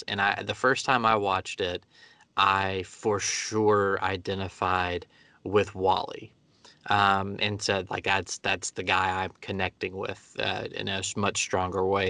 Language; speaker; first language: English; native; English